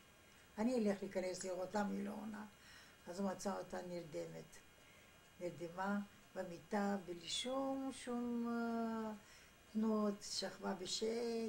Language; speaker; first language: Hebrew; non-native, fluent; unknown